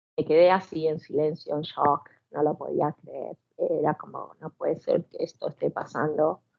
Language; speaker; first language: Spanish; native; Spanish